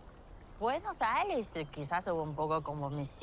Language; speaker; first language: Spanish; non-native, fluent; Chinese